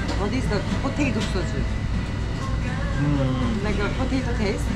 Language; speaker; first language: English; non-native, learner; Korean